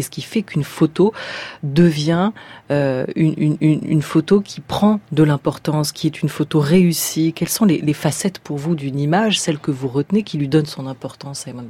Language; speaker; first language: French; native; French